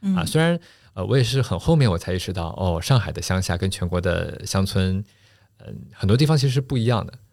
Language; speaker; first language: Chinese; non-native, local second language; Wu Chinese